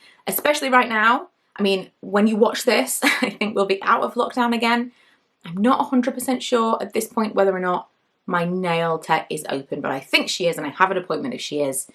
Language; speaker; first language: English; native; English